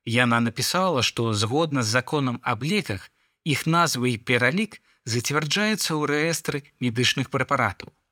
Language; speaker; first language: Belarusian; non-native, local second language; Russian